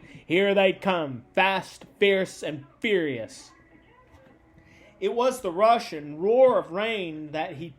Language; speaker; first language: English; native; English